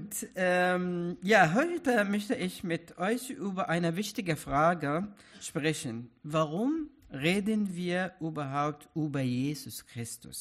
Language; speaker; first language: German; non-native, fluent; Arabic